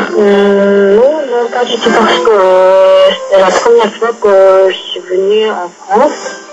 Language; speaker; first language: French; non-native, learner; Korean